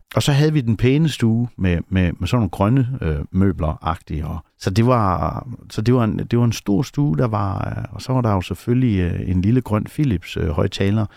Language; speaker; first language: Danish; native; Danish